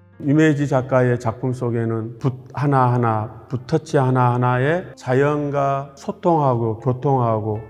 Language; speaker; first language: Korean; native; Korean